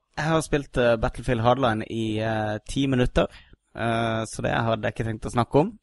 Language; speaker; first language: Norwegian; native; Norwegian